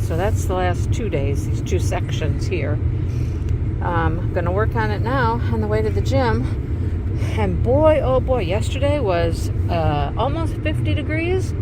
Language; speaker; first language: English; native; English